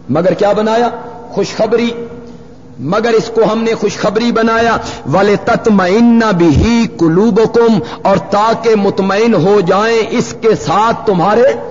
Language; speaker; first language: Urdu; non-native, local second language; Punjabi